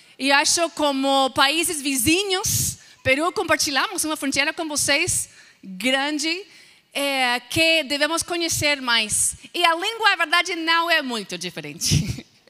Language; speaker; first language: Portuguese; non-native, fluent; English